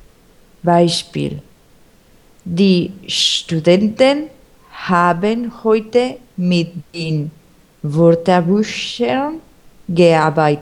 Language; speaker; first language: German; non-native, learner; Spanish